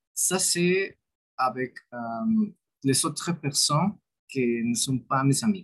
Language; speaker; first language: French; non-native, learner; Spanish